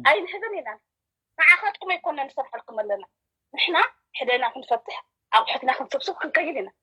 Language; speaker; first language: Tigrinya; native; Tigrinya